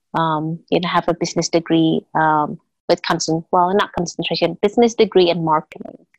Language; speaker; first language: English; non-native, fluent; Indonesian